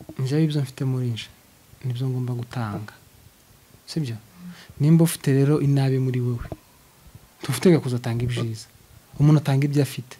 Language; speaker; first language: Kinyarwanda; native; Kinyarwanda